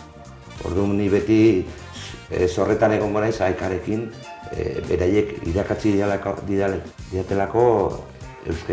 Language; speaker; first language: Basque; non-native, local second language; Spanish